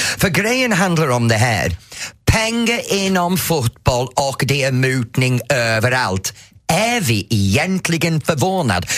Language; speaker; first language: Swedish; non-native, fluent; English